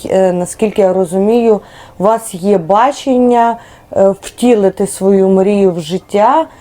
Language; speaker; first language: Ukrainian; native; Ukrainian